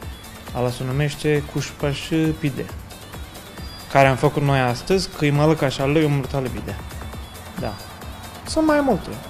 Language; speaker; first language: Romanian; non-native, learner; Turkish